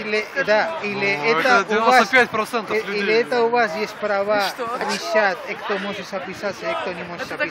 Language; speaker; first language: Russian; non-native, learner; Spanish